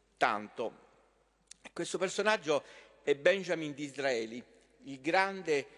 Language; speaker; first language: Italian; native; Italian